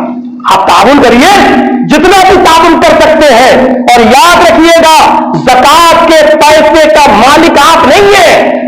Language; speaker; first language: Urdu; native; Urdu